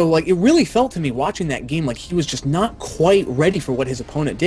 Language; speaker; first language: English; native; English